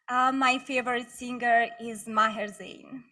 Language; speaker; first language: English; non-native, learner; Bosnian